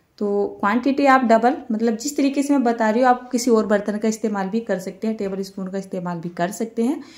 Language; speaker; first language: Hindi; native; Hindi